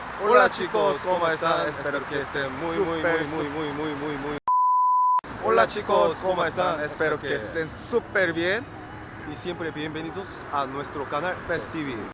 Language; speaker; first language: Spanish; non-native, fluent; Korean